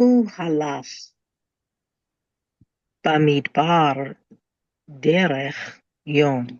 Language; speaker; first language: Hebrew; non-native, learner; English